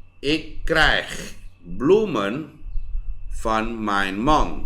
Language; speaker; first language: Dutch; non-native, fluent; Thai